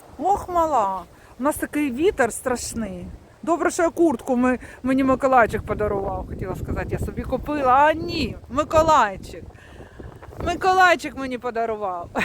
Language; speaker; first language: Ukrainian; non-native, local second language; Russian